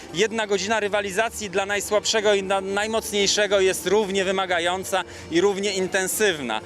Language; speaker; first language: Polish; native; Polish